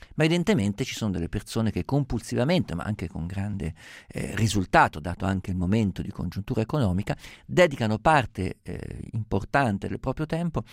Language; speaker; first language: Italian; native; Italian